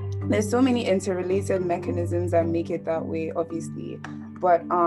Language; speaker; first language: English; non-native, local second language; Akan